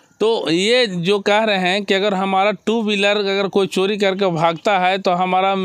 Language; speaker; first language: Hindi; native; Hindi